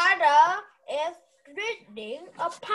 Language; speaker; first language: English; non-native, learner; Vietnamese